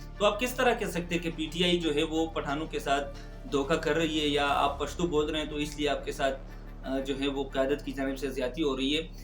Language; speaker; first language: Urdu; non-native, local second language; Pashto